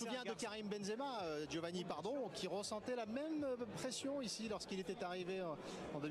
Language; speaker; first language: French; native; French